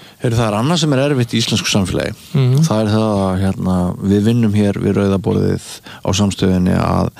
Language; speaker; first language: Icelandic; native; Icelandic